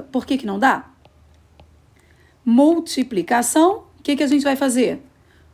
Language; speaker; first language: Portuguese; native; Portuguese